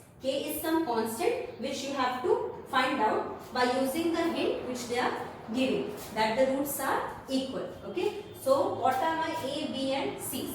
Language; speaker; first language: English; non-native, local second language; Hindi